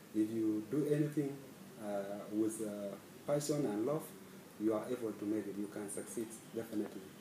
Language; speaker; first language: English; non-native, fluent; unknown